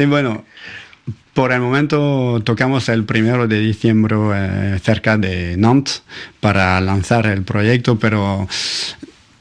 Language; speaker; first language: Spanish; non-native, fluent; French